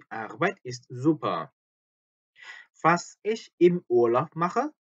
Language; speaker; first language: German; non-native, fluent; Korean